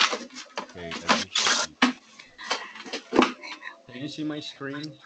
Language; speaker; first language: English; non-native, fluent; Spanish